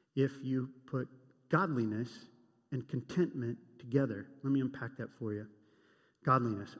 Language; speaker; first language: English; native; English